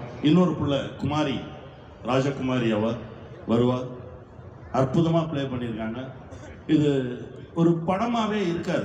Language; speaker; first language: Tamil; native; Tamil